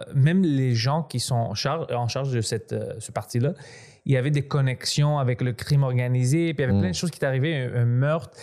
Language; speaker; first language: French; non-native, fluent; Greek